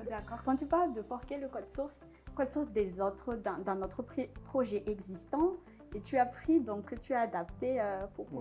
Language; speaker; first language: French; non-native, local second language; Malagasy